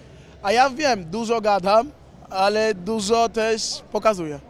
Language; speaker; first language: Polish; non-native, learner; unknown